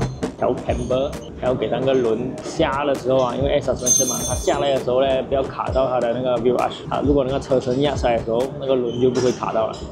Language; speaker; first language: Chinese; native; Chinese